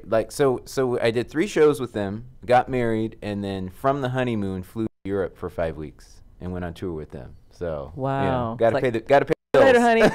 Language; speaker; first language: English; native; English